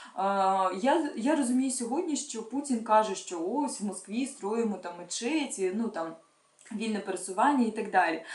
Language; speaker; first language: Ukrainian; non-native, local second language; Russian